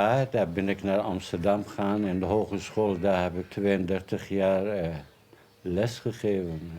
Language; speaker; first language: Dutch; non-native, fluent; Persian